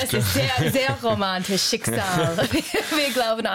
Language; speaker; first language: German; non-native, learner; English